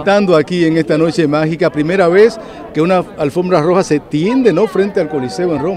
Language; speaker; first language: Spanish; native; Spanish